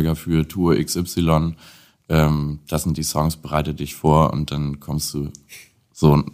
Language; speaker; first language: German; native; German